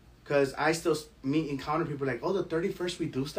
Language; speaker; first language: English; early bilingual, other home language; Spanish